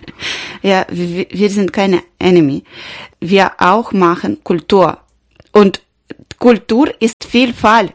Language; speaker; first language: German; non-native, learner; Ukrainian